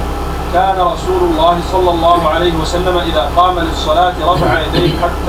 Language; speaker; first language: Arabic; native; Arabic